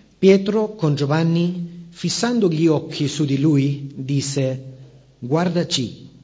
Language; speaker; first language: Italian; non-native, fluent; Spanish